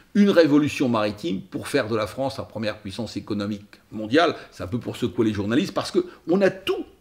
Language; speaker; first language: French; native; French